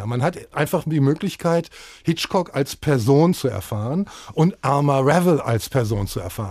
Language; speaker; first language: German; native; German